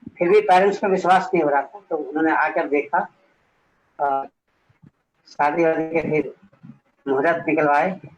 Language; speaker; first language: Hindi; native; Hindi